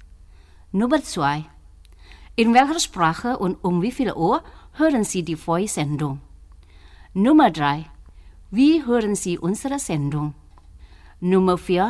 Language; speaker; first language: German; non-native, fluent; Indonesian